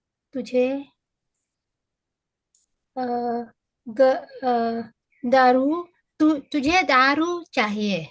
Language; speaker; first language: Hindi; non-native, learner; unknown